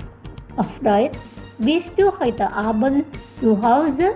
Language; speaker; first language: German; non-native, fluent; Indonesian